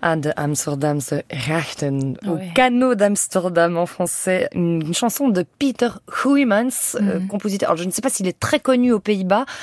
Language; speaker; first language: French; native; French